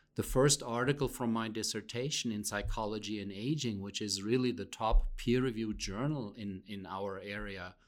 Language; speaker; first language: English; non-native, fluent; German